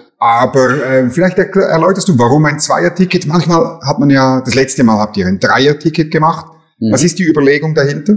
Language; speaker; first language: German; native; German